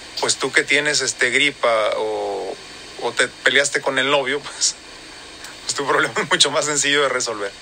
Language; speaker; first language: Spanish; native; Spanish